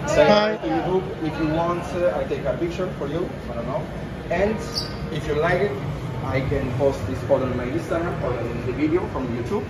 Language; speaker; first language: English; non-native, learner; Italian